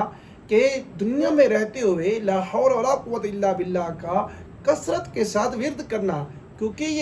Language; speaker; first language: Urdu; native; Urdu